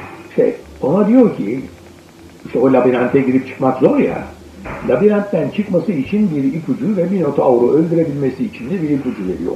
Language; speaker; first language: Turkish; native; Turkish